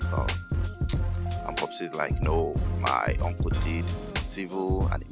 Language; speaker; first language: English; non-native, local second language; Yoruba